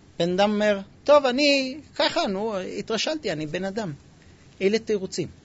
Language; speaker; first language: Hebrew; non-native, fluent; English